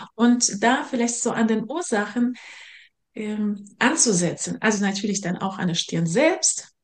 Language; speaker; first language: German; non-native, fluent; Russian